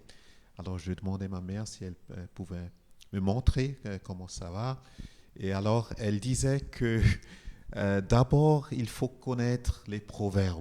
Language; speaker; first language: French; non-native, fluent; Igbo